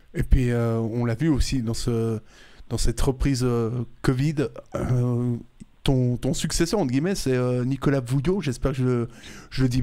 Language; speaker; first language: French; native; French